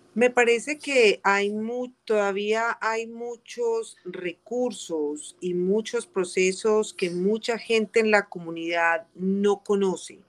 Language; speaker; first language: Spanish; native; Spanish